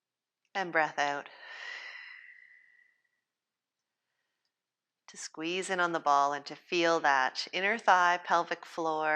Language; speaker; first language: English; native; English